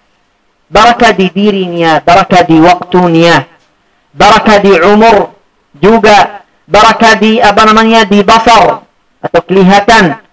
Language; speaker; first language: Indonesian; non-native, fluent; Arabic